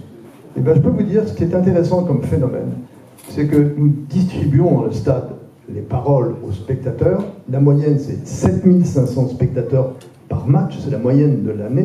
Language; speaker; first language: French; native; French